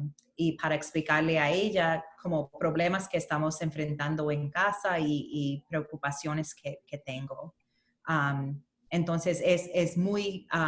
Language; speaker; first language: Spanish; early bilingual, heritage; Spanish